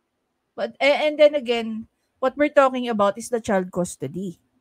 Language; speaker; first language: English; non-native, local second language; Filipino